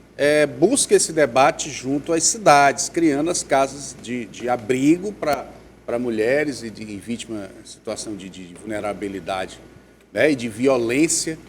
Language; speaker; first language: Portuguese; native; Portuguese